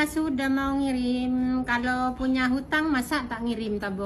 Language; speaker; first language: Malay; non-native, learner; Indonesian